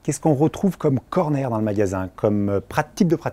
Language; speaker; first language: French; native; French